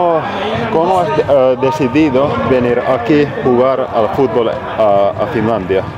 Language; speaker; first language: Spanish; non-native, learner; Finnish